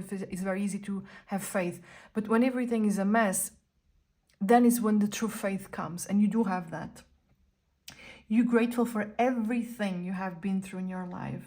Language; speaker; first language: English; non-native, fluent; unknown